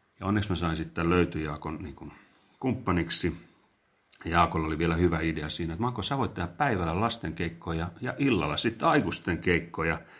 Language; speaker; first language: Finnish; native; Finnish